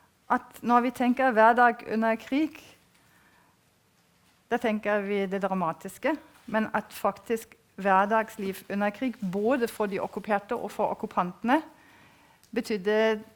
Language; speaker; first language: Norwegian; non-native, fluent; German